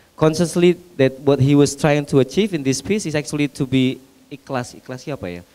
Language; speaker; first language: English; non-native, fluent; Indonesian